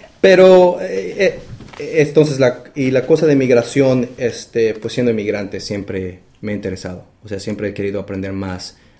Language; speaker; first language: Spanish; native; Spanish